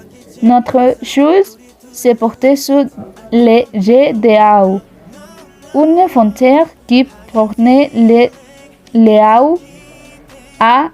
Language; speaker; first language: French; non-native, learner; Spanish